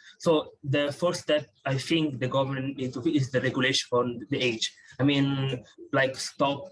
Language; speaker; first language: English; non-native, fluent; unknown